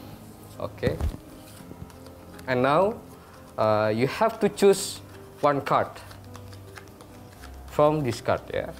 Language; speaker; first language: English; non-native, learner; Indonesian